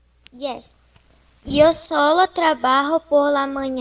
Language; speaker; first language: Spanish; non-native, learner; Portuguese